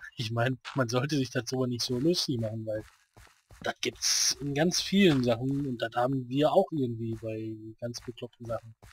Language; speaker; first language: German; native; German